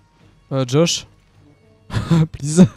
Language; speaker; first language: English; non-native, learner; French